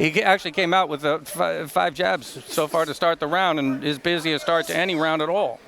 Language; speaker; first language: English; native; English